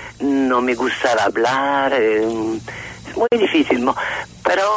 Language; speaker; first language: Spanish; non-native, learner; Italian